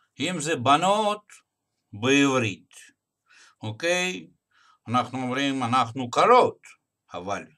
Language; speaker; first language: Hebrew; non-native, fluent; Russian